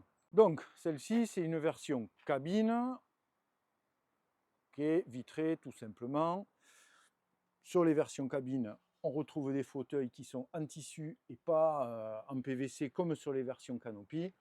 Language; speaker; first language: French; native; French